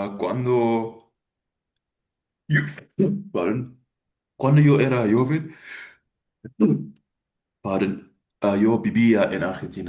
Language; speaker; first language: Spanish; non-native, learner; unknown